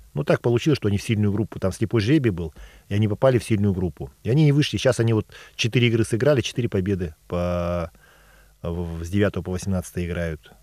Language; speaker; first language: Russian; native; Russian